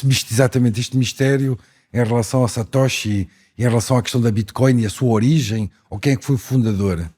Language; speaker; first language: Portuguese; native; Portuguese